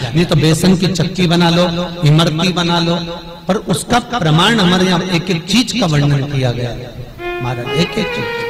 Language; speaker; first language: Hindi; native; Hindi